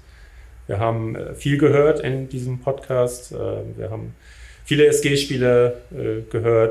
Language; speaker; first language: German; native; German